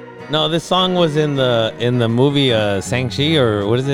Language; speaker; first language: English; early bilingual, other home language; Spanish